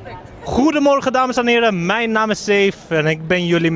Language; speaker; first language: Dutch; non-native, learner; Arabic